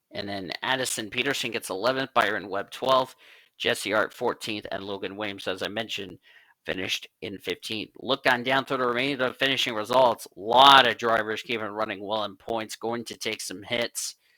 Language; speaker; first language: English; native; English